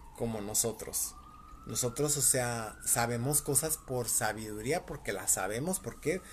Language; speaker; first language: Spanish; native; Spanish